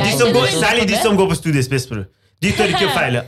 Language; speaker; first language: Norwegian; non-native, fluent; Arabic